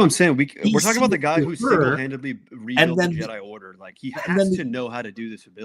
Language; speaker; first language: English; native; English